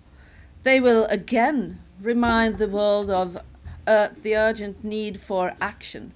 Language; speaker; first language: English; non-native, fluent; Swedish